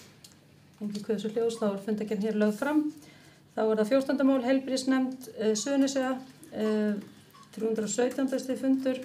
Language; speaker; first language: Icelandic; native; Icelandic